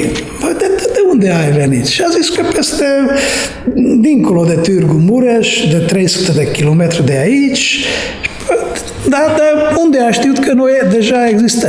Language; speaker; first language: Romanian; non-native, fluent; Hungarian